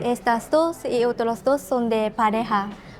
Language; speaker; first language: Spanish; non-native, learner; Japanese